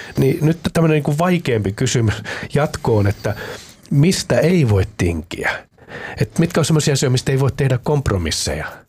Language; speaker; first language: Finnish; native; Finnish